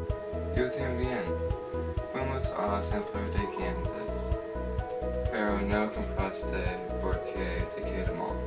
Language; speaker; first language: Spanish; non-native, learner; English